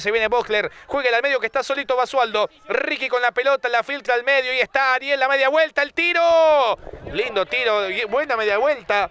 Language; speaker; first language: Spanish; native; Spanish